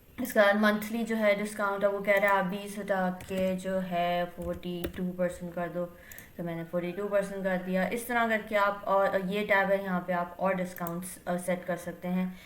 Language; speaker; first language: Urdu; native; Urdu